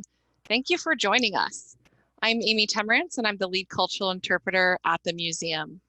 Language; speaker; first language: English; native; English